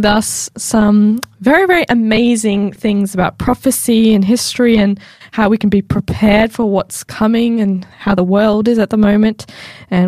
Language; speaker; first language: English; native; English